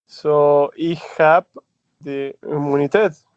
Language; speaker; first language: German; non-native, learner; Spanish